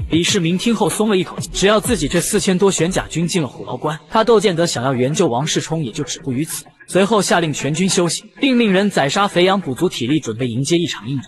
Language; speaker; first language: Chinese; native; Chinese